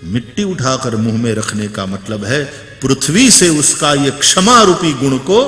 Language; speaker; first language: Hindi; non-native, local second language; Gujarati